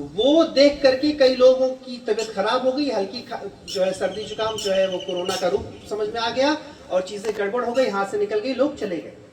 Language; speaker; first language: Hindi; native; Hindi